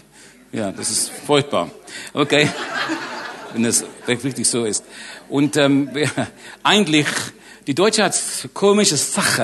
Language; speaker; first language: German; non-native, learner; English